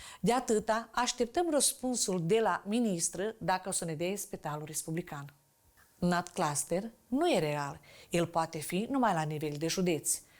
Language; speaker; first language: Romanian; native; Romanian